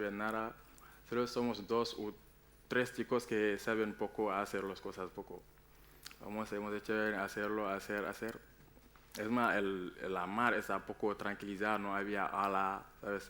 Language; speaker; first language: Spanish; non-native, learner; Wolof